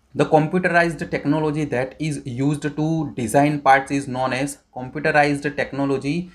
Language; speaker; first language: English; non-native, local second language; Gujarati